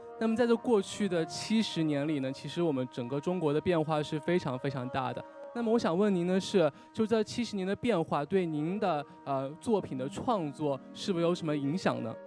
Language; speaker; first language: Chinese; native; Chinese